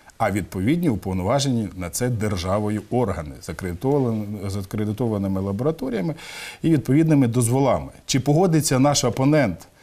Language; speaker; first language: Ukrainian; native; Ukrainian